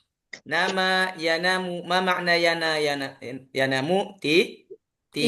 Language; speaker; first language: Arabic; non-native, fluent; Indonesian